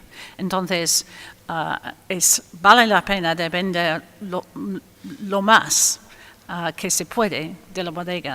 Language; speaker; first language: Spanish; non-native, fluent; English